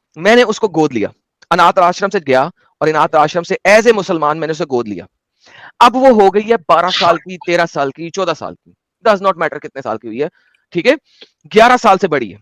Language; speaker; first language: Hindi; native; Hindi